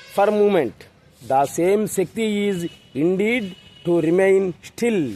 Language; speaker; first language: English; non-native, local second language; Telugu